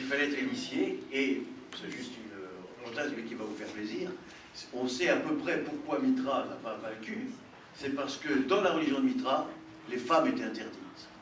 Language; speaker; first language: French; native; French